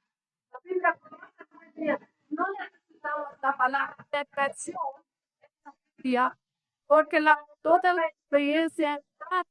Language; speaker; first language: Spanish; non-native, learner; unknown